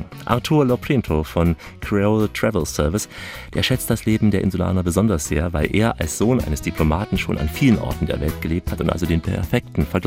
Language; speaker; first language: German; native; German